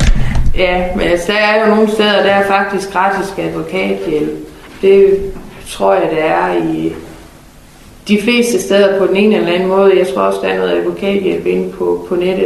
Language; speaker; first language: Danish; native; Danish